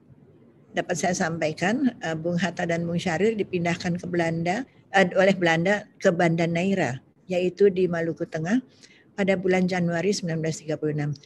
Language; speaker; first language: Indonesian; native; Indonesian